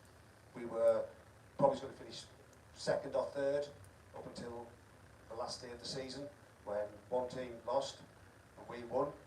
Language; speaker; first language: English; native; English